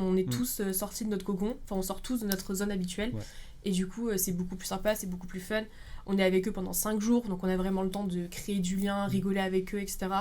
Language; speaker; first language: French; native; French